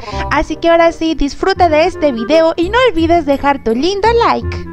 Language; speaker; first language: Spanish; native; Spanish